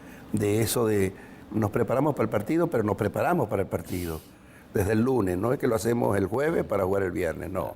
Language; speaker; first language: Spanish; native; Spanish